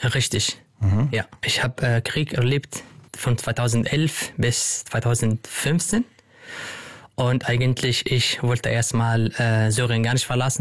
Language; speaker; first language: German; non-native, fluent; Arabic